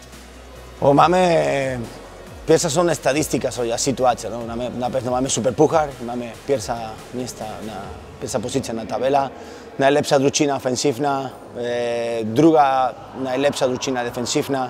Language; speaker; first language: Polish; non-native, learner; Spanish